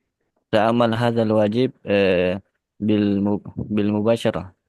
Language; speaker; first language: Arabic; non-native, learner; Indonesian